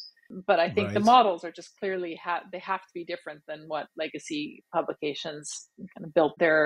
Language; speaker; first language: English; native; English